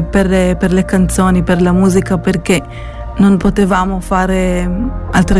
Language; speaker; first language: Italian; non-native, fluent; Hebrew